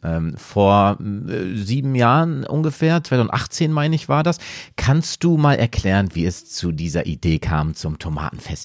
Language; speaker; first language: German; native; German